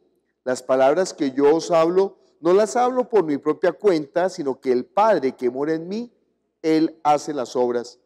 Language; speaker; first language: Spanish; native; Spanish